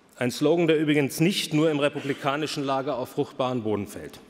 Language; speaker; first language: German; native; German